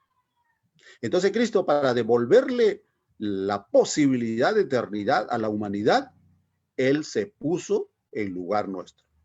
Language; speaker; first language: Spanish; native; Spanish